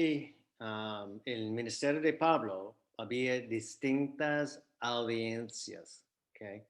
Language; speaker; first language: Spanish; non-native, fluent; English